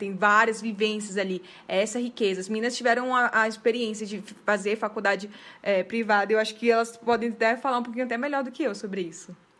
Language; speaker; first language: Portuguese; native; Portuguese